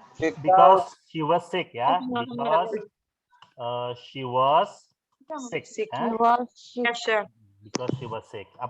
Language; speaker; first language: English; non-native, fluent; Indonesian